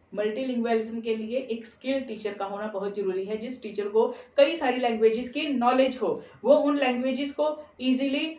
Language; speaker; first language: Hindi; non-native, local second language; Punjabi